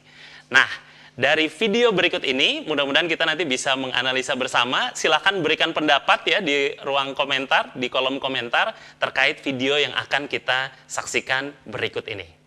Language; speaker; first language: Indonesian; native; Indonesian